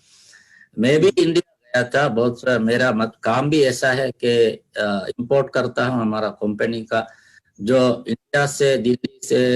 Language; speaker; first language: Hindi; non-native, learner; Divehi